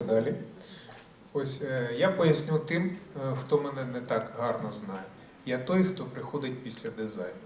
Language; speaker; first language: Ukrainian; early bilingual, other home language; Russian